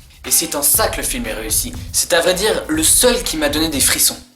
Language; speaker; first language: French; native; French